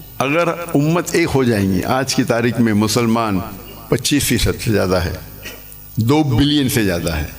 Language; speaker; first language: Urdu; non-native, local second language; English